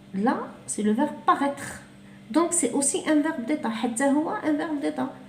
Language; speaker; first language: French; non-native, local second language; Arabic